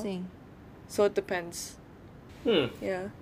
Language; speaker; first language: English; non-native, fluent; Indonesian